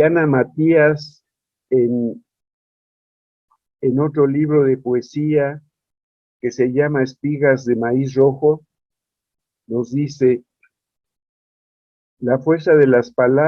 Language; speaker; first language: Spanish; native; Spanish